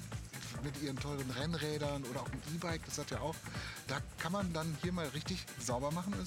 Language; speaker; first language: German; native; German